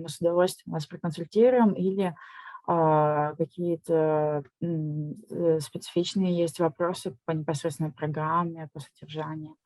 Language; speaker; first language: Russian; native; Russian